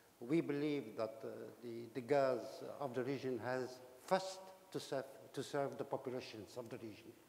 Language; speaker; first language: English; non-native, fluent; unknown